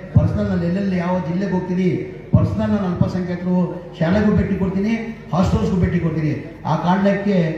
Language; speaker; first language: Kannada; non-native, local second language; Urdu